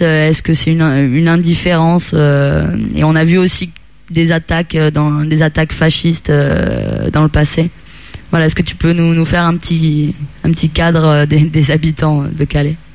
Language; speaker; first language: French; non-native, fluent; Italian